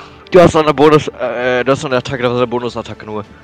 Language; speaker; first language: German; native; German